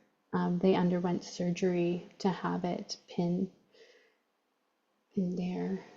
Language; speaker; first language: English; native; English